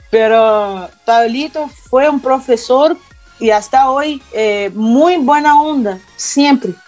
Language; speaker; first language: Spanish; non-native, learner; Portuguese